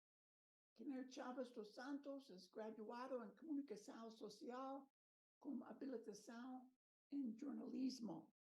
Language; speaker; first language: Portuguese; non-native, learner; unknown